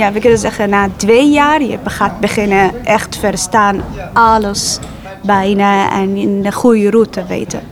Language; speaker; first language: Dutch; non-native, learner; Arabic